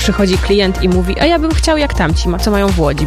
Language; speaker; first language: Polish; native; Polish